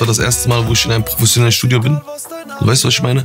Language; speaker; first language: German; early bilingual, other home language; Turkish